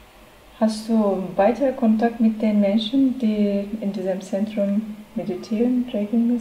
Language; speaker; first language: German; non-native, learner; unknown